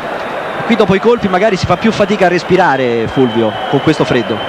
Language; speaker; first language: Italian; native; Italian